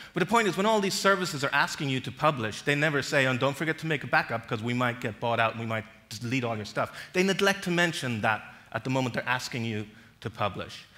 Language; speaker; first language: English; native; English